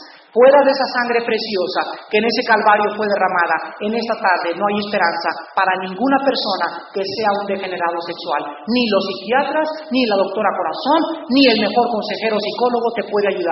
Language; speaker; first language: Spanish; native; Spanish